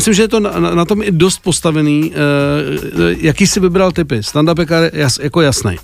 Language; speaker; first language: Czech; native; Czech